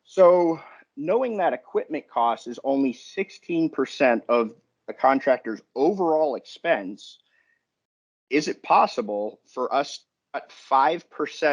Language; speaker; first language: English; native; English